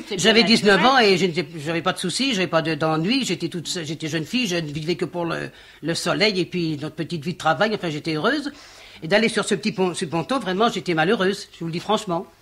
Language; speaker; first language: French; native; French